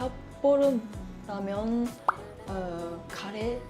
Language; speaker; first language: Korean; non-native, learner; Japanese